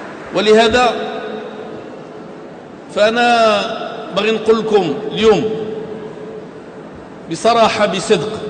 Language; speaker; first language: Arabic; native; Arabic